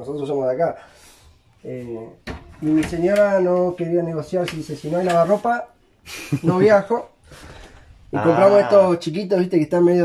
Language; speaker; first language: Spanish; native; Spanish